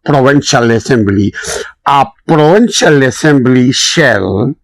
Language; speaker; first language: English; non-native, local second language; Urdu